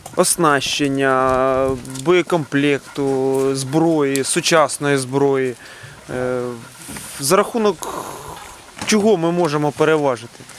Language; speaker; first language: Ukrainian; native; Ukrainian